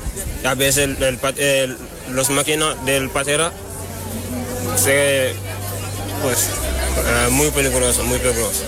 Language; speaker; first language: Spanish; non-native, learner; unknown